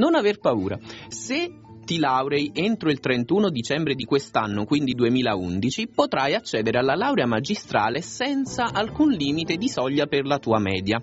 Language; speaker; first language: Italian; native; Italian